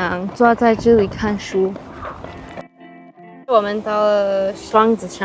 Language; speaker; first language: Chinese; non-native, learner; English